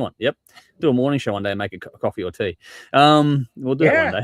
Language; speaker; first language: English; native; English